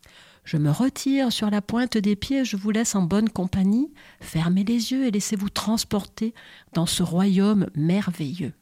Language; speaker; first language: French; native; French